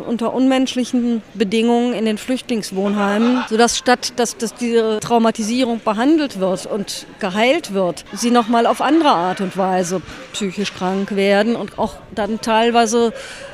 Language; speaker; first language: German; native; German